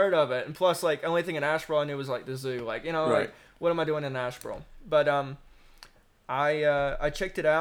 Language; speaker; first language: English; native; English